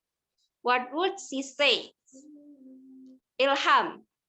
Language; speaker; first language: English; non-native, learner; Indonesian